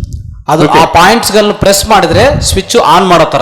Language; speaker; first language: Kannada; native; Kannada